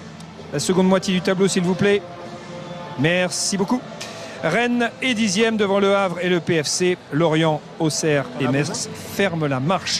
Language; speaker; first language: French; native; French